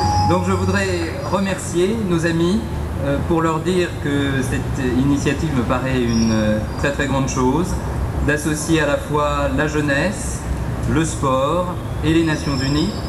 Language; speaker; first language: French; native; French